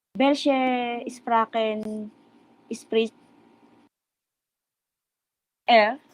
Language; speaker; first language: German; non-native, learner; Filipino